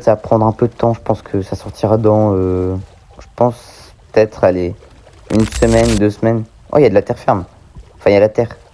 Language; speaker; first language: French; native; French